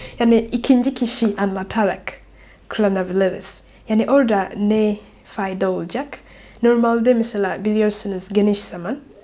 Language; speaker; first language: Turkish; non-native, learner; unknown